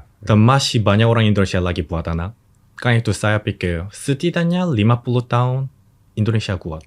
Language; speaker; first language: Indonesian; non-native, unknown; Korean